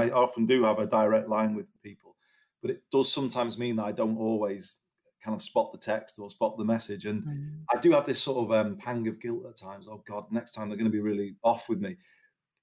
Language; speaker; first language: English; native; English